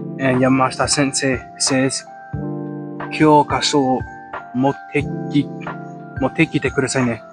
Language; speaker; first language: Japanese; non-native, learner; English